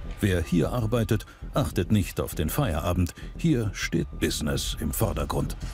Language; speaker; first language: German; native; German